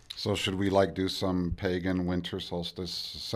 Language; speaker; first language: English; early bilingual, other home language; Spanish